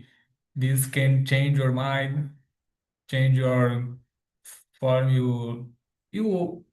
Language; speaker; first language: English; non-native, learner; Portuguese